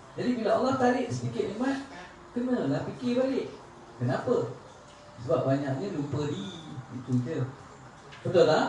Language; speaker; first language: Malay; native; Malay